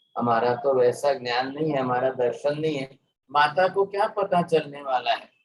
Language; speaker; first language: Hindi; non-native, local second language; Gujarati